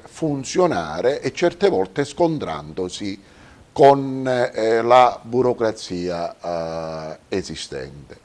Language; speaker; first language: Italian; native; Italian